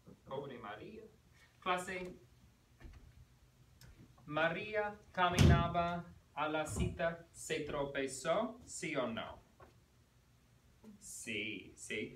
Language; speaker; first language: Spanish; non-native, fluent; English